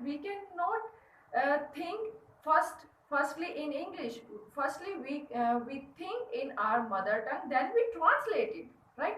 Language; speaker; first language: English; non-native, learner; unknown